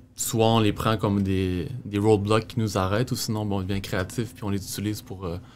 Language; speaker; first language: French; native; French